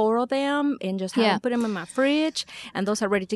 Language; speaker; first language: English; non-native, fluent; Spanish